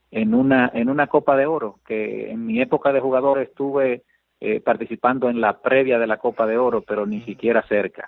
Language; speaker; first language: Spanish; native; Spanish